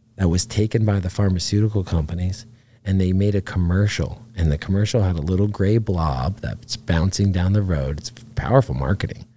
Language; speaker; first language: English; native; English